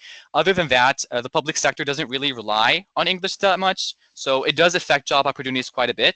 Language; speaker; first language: English; non-native, local second language; Arabic